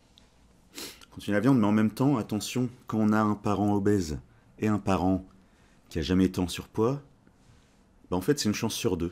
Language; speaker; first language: French; native; French